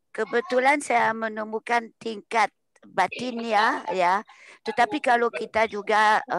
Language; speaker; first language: Indonesian; non-native, fluent; French